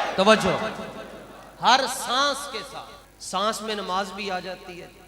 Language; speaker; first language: Urdu; non-native, local second language; Punjabi